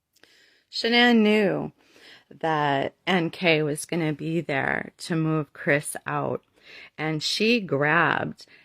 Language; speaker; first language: English; native; English